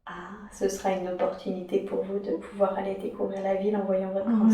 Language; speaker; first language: French; native; French